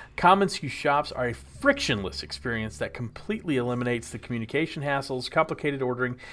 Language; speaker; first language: English; native; English